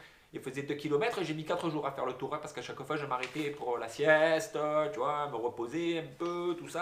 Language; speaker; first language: French; native; French